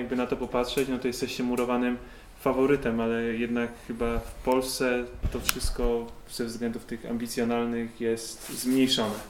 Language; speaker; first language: Polish; native; Polish